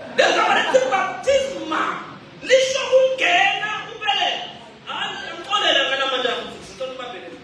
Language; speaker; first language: Zulu; non-native, local second language; Swati